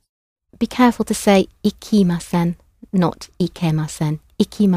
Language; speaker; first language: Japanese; non-native, fluent; English